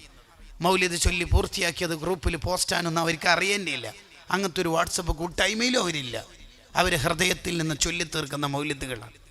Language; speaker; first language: Malayalam; native; Malayalam